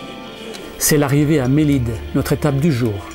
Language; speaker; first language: French; native; French